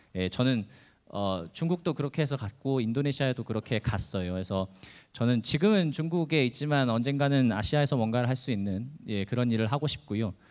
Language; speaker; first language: Korean; native; Korean